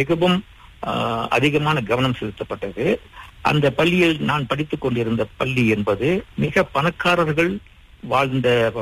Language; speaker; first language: Tamil; early bilingual, heritage; Tamil